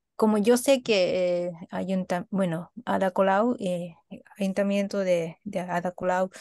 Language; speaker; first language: Spanish; non-native, fluent; Japanese